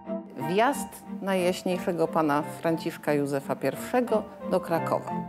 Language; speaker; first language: Polish; native; Polish